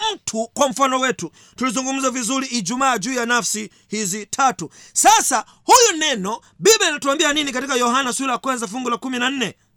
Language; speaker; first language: Swahili; native; Swahili